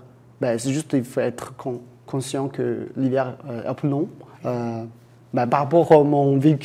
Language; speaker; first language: French; non-native, fluent; Chinese